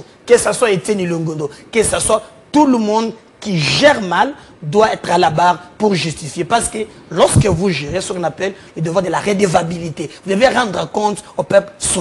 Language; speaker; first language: French; non-native, local second language; Lingala